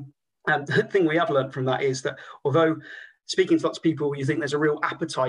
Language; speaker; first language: English; native; English